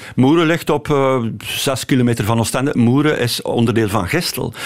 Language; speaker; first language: Dutch; native; Dutch